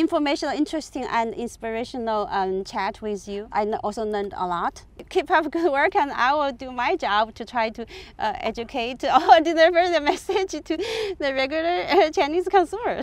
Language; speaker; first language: English; non-native, fluent; Chinese